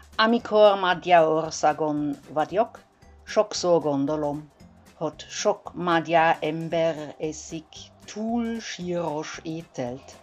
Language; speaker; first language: Hungarian; non-native, learner; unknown